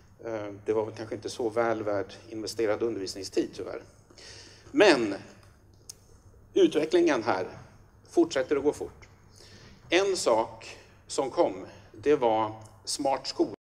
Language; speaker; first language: Swedish; native; Swedish